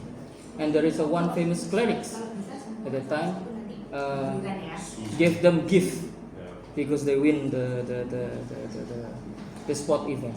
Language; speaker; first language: English; non-native, fluent; Indonesian